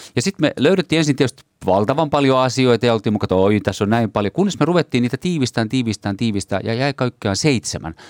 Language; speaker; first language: Finnish; native; Finnish